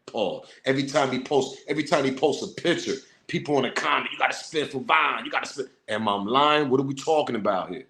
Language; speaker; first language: English; native; English